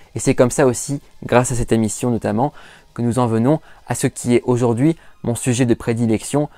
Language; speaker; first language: French; native; French